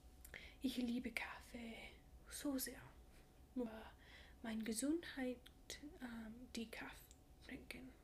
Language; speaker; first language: German; non-native, learner; English